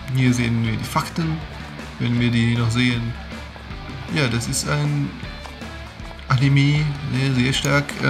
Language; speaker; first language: German; native; German